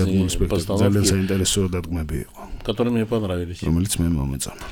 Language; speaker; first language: Russian; non-native, fluent; Romanian